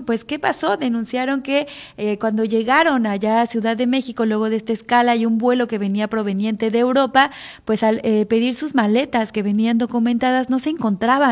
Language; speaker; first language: Spanish; native; Spanish